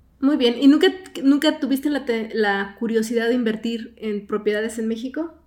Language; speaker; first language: Spanish; native; Spanish